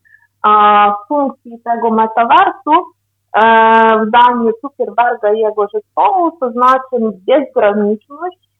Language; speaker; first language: Polish; non-native, fluent; Ukrainian